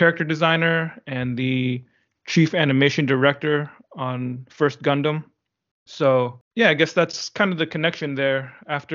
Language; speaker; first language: English; native; English